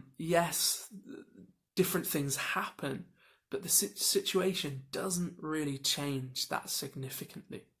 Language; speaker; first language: English; native; English